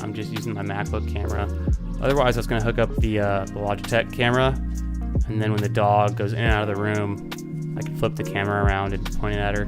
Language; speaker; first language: English; native; English